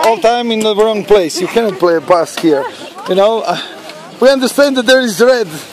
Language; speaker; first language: English; non-native, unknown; Croatian